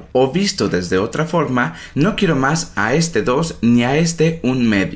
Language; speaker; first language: Spanish; native; Spanish